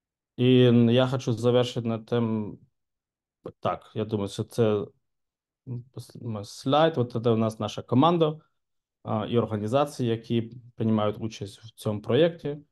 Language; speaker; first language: Ukrainian; non-native, local second language; Russian